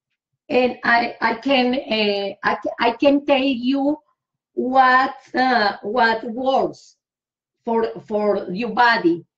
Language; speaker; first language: English; non-native, learner; Spanish